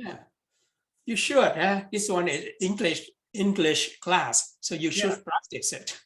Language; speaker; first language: English; non-native, fluent; Vietnamese